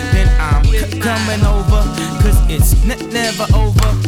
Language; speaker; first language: English; native; English